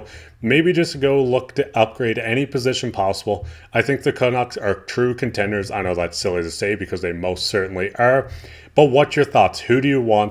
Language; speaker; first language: English; native; English